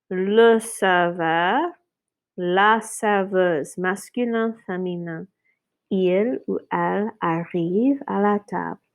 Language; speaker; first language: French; non-native, fluent; English